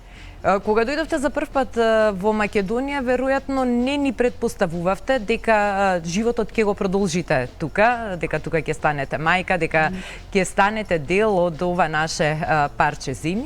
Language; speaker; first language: Macedonian; native; Macedonian